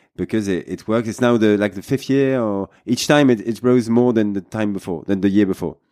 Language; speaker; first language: English; non-native, fluent; French